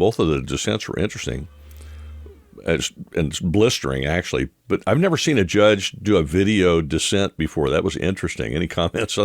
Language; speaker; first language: English; native; English